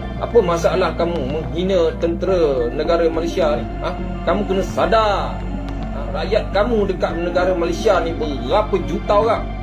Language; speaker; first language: Malay; native; Malay